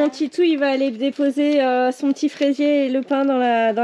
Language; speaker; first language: French; native; French